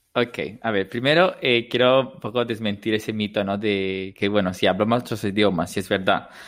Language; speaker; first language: Spanish; non-native, fluent; Italian